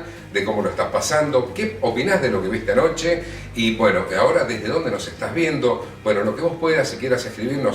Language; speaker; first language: Spanish; native; Spanish